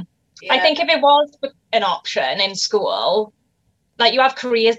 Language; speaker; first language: English; native; English